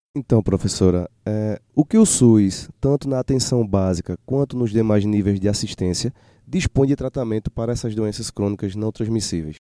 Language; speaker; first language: Portuguese; native; Portuguese